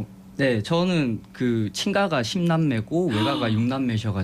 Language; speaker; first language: Korean; native; Korean